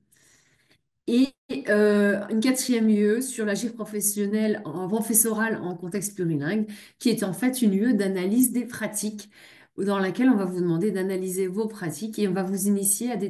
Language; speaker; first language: French; native; French